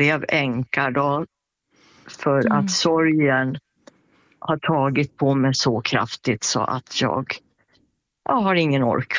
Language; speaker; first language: Swedish; native; Swedish